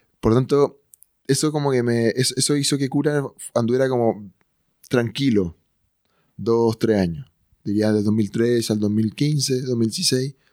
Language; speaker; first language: Spanish; native; Spanish